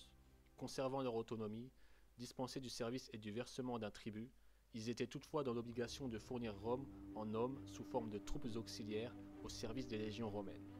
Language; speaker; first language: French; native; French